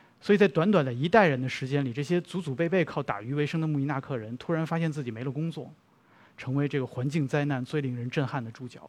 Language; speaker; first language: Chinese; native; Chinese